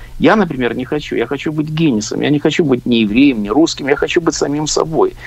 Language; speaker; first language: Russian; native; Russian